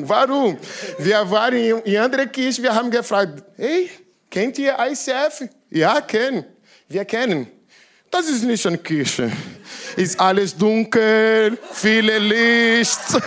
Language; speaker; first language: German; non-native, learner; Portuguese